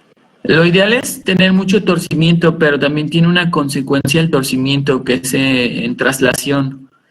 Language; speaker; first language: Spanish; native; Spanish